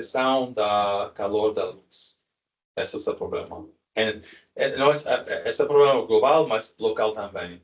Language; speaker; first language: Portuguese; non-native, learner; Spanish